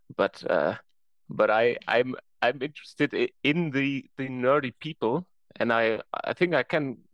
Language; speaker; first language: English; non-native, fluent; German